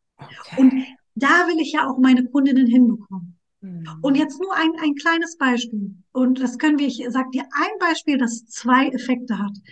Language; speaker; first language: German; early bilingual, other home language; Turkish